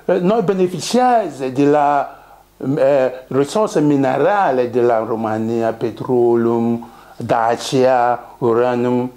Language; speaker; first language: Romanian; non-native, learner; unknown